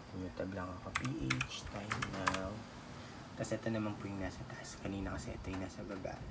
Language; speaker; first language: Filipino; native; Filipino